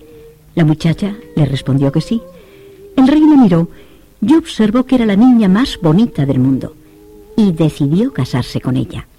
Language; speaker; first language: Spanish; native; Spanish